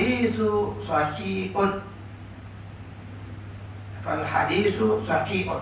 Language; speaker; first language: Arabic; non-native, fluent; Malay